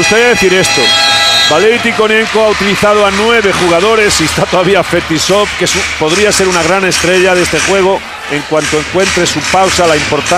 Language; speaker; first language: Spanish; native; Spanish